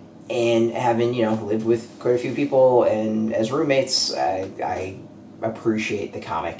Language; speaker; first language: English; native; English